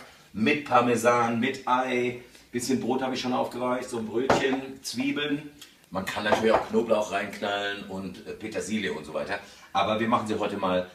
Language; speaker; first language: German; early bilingual, other home language; Italian